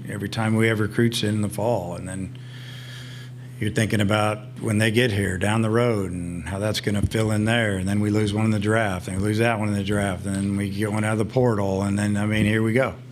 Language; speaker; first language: English; native; English